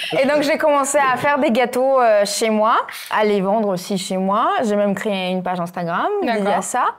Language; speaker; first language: French; non-native, fluent; Russian